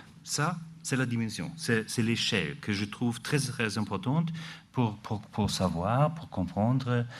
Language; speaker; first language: French; non-native, learner; German